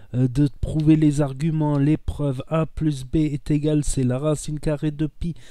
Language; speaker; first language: French; native; French